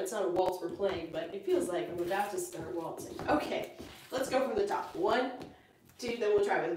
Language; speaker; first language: English; native; English